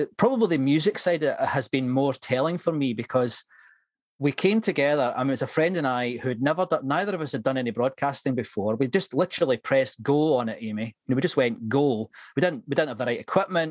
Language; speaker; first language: English; native; English